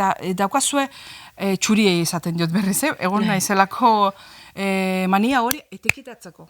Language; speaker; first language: Basque; non-native, fluent; Azerbaijani